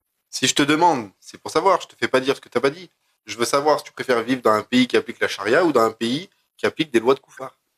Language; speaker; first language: French; native; French